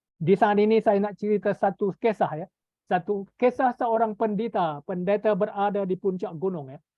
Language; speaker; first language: Malay; native; Malay